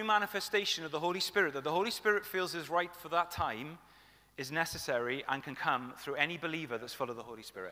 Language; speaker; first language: English; native; English